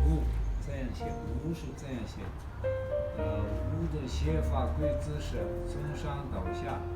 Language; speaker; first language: Chinese; non-native, fluent; Kazakh